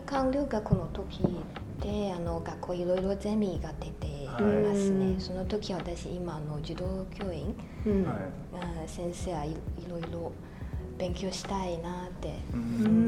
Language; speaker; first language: Japanese; non-native, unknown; Chinese